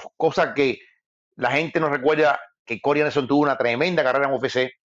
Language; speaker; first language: Spanish; native; Spanish